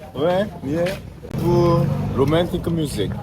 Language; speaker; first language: Turkish; non-native, learner; Korean